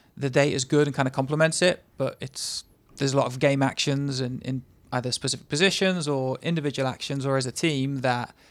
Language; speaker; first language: English; native; English